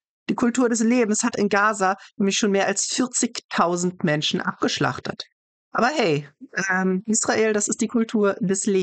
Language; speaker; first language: German; native; German